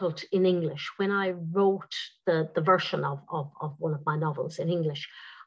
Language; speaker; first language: English; non-native, local second language; Irish